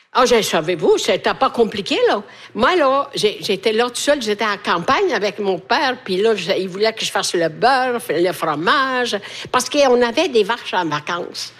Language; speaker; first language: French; non-native, fluent; Italian